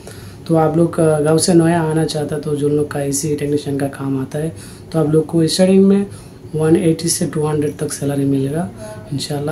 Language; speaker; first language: Hindi; non-native, fluent; Bangla